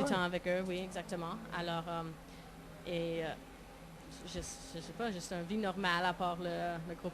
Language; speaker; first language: French; non-native, local second language; English